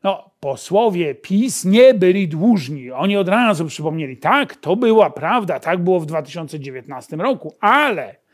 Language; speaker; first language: Polish; native; Polish